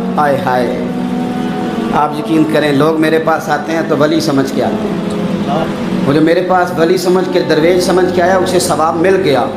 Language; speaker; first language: Urdu; non-native, local second language; Punjabi